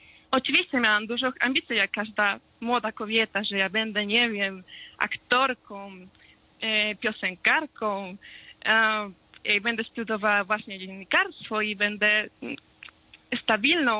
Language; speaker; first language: Polish; non-native, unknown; Spanish